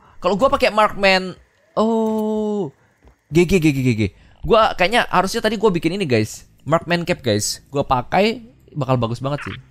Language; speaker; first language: Indonesian; native; Indonesian